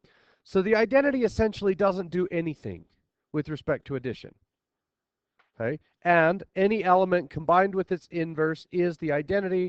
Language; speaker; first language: English; native; English